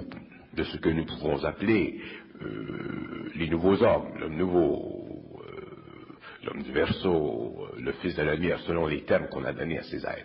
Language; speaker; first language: French; native; French